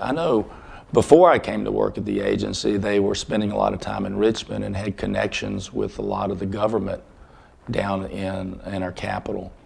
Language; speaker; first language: English; native; English